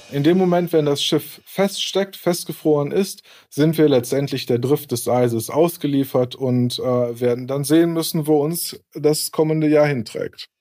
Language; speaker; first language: German; native; German